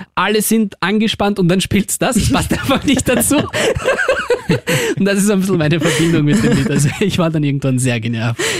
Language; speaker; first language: German; early bilingual, other home language; Russian